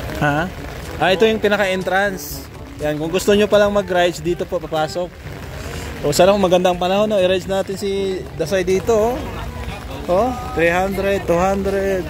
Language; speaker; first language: Filipino; non-native, local second language; Hiligaynon